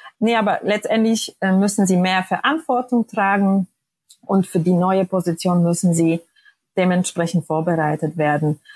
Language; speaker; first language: German; non-native, fluent; Polish